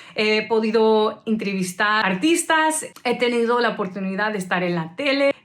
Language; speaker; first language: Spanish; early bilingual, heritage; Spanish